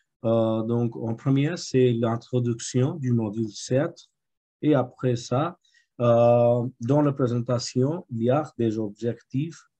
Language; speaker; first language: French; non-native, fluent; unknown